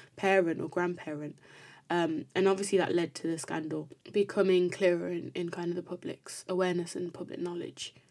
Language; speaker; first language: English; native; English